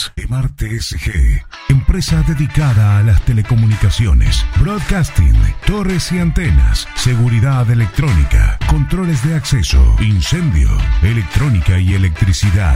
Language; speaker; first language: Spanish; native; Spanish